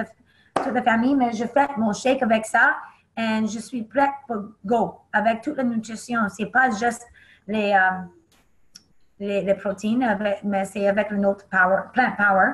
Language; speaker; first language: French; non-native, learner; English